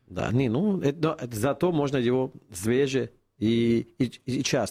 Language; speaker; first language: Russian; non-native, fluent; Italian